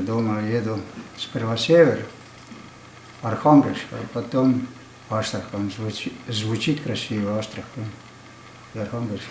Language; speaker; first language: Russian; non-native, fluent; Estonian